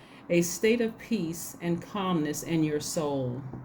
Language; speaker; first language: English; native; English